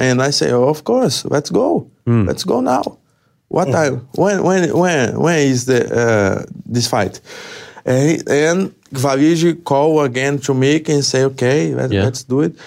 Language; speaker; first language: English; non-native, learner; Portuguese